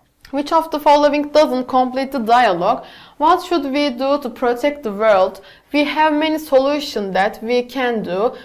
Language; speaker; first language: English; non-native, fluent; Turkish